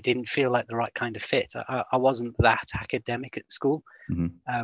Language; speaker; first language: English; native; English